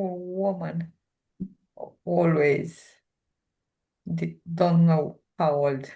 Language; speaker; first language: English; non-native, learner; Romanian